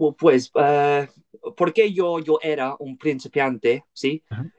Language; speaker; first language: Spanish; non-native, learner; English